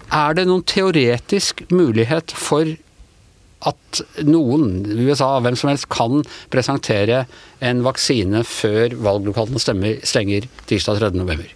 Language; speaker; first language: Norwegian; native; Norwegian